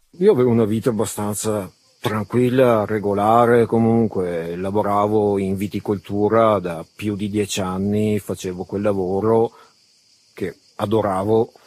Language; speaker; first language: Italian; early bilingual, other home language; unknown